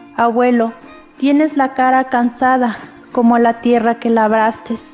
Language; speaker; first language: Spanish; non-native, local second language; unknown